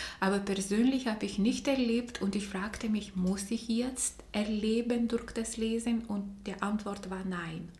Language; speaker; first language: German; non-native, fluent; Lithuanian